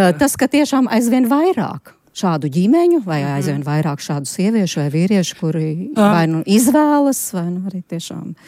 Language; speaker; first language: Latvian; native; Latvian